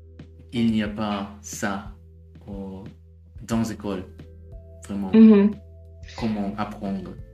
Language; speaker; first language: French; non-native, learner; German